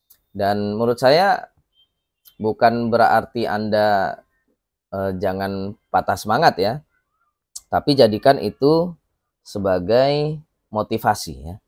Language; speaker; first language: Indonesian; native; Indonesian